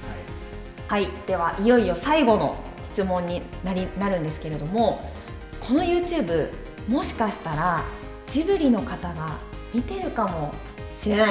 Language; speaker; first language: Japanese; native; Japanese